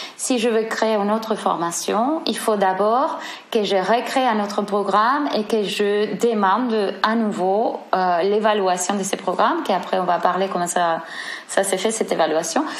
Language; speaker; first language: French; non-native, fluent; Spanish